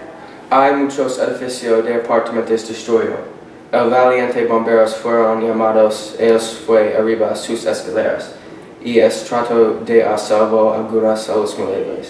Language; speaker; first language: Spanish; non-native, learner; English